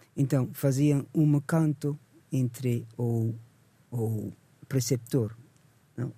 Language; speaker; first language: Portuguese; non-native, learner; English